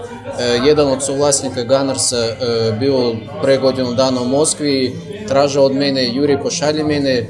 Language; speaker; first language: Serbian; non-native, fluent; Russian